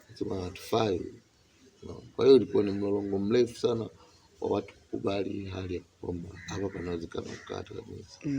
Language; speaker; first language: Swahili; native; Swahili